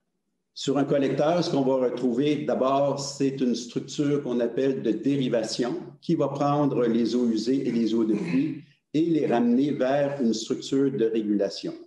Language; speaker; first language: French; native; French